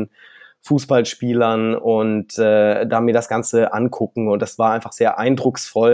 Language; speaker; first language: German; native; German